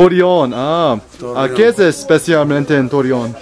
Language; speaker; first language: Spanish; non-native, learner; English